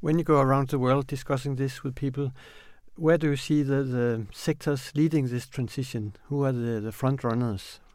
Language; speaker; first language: English; non-native, fluent; Danish